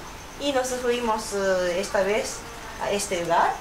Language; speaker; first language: Spanish; non-native, learner; Japanese